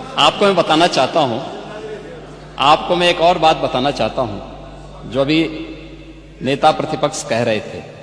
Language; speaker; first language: Hindi; native; Hindi